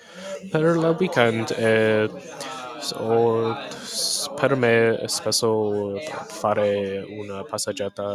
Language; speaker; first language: Italian; non-native, learner; English